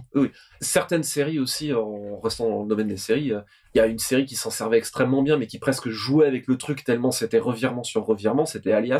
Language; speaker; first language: French; native; French